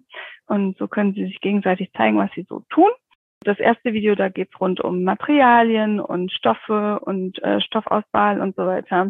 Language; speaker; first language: German; native; German